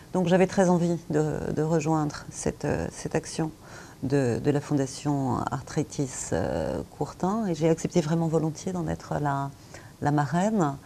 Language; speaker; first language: French; native; French